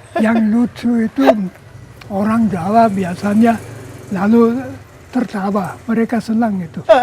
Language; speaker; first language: Indonesian; non-native, fluent; German